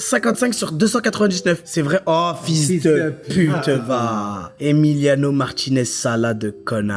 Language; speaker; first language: French; native; French